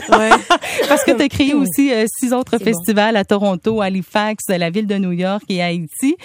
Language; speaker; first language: French; native; French